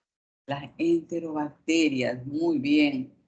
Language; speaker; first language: Spanish; native; Spanish